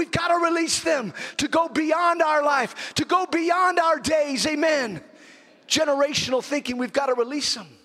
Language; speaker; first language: English; native; English